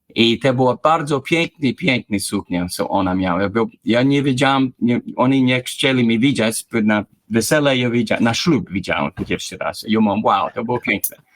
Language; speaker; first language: Polish; early bilingual, heritage; English